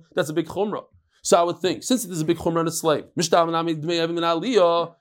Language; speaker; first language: English; native; English